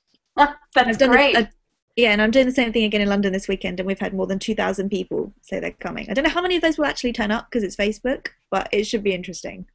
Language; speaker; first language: English; native; English